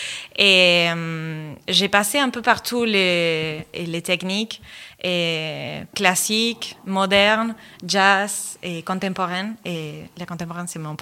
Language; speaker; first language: French; non-native, fluent; Spanish